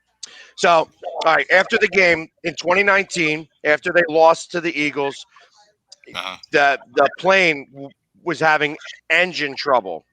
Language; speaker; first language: English; native; English